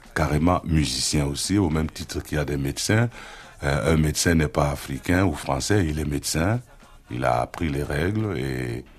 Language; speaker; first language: French; non-native, local second language; Duala